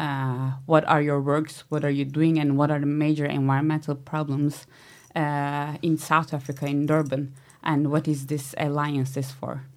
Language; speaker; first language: English; non-native, fluent; Turkish